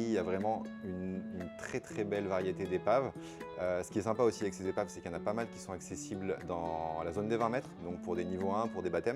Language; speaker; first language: French; native; French